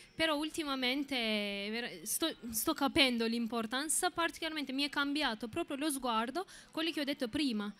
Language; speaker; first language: Italian; non-native, fluent; Turkish